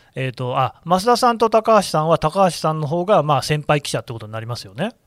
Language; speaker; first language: Japanese; native; Japanese